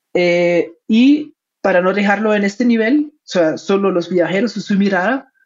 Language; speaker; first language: Spanish; non-native, fluent; German